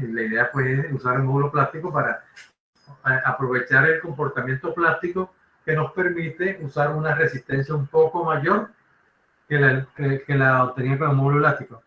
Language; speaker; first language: Spanish; native; Spanish